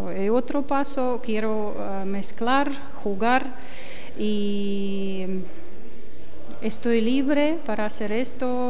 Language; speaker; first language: Spanish; non-native, learner; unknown